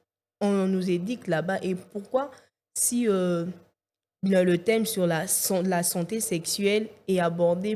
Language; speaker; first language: French; non-native, local second language; Lingala